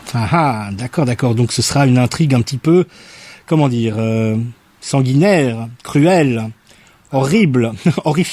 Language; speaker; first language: French; native; French